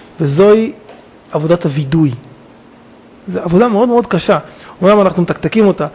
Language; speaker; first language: Hebrew; native; Hebrew